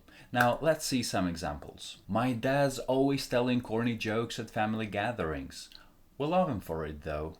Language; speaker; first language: English; non-native, fluent; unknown